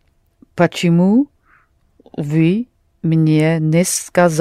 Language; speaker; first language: Russian; non-native, learner; English